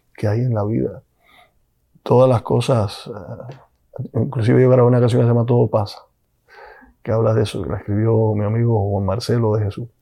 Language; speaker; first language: Spanish; native; Spanish